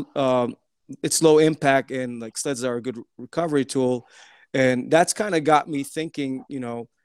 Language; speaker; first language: English; early bilingual, other home language; Turkish